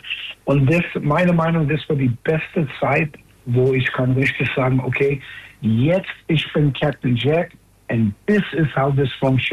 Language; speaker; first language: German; non-native, learner; English